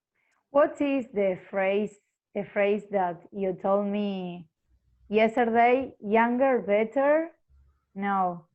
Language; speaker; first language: English; non-native, fluent; Spanish